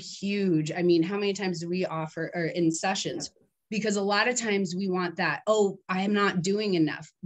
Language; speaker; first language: English; native; English